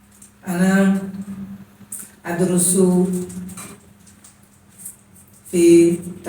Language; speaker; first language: Arabic; non-native, learner; Bangla